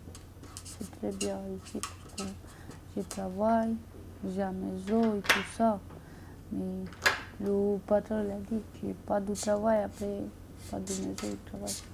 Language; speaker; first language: French; non-native, learner; Romanian